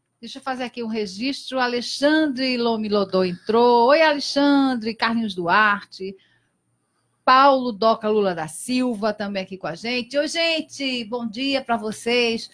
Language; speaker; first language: Portuguese; native; Portuguese